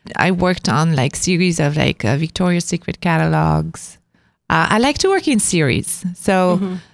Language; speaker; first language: English; non-native, fluent; French